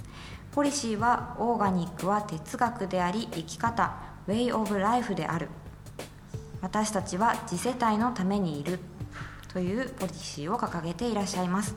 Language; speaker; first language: Japanese; native; Japanese